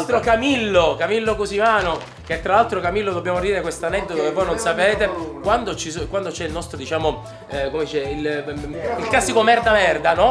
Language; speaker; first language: Italian; native; Italian